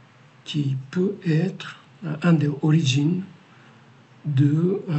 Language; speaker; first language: French; non-native, learner; Japanese